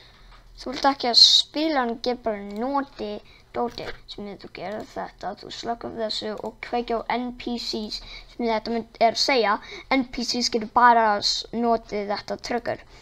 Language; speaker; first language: Icelandic; non-native, learner; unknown